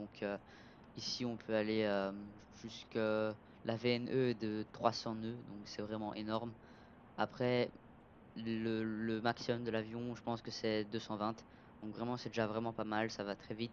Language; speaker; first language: French; native; French